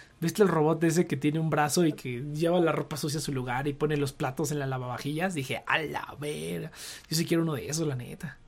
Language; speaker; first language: Spanish; native; Spanish